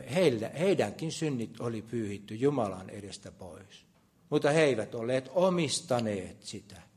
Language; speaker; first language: Finnish; native; Finnish